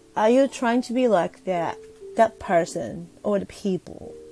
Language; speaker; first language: English; non-native, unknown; Japanese